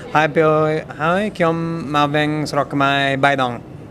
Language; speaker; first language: Khmer; non-native, learner; English